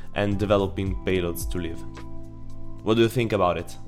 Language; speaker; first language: English; non-native, fluent; Italian